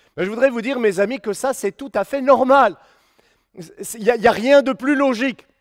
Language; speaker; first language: French; native; French